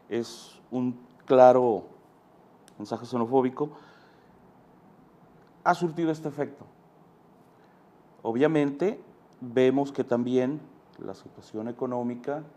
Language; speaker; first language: Spanish; native; Spanish